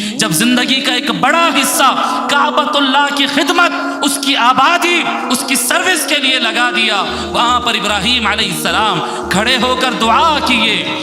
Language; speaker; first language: Urdu; native; Urdu